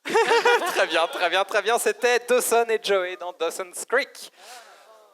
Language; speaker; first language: French; native; French